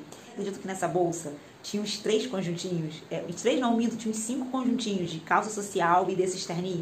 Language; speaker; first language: Portuguese; native; Portuguese